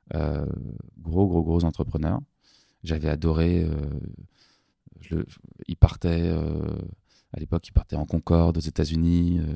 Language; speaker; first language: French; native; French